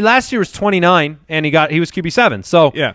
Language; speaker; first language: English; native; English